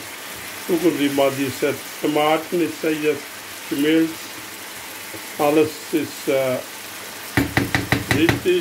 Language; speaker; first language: German; non-native, fluent; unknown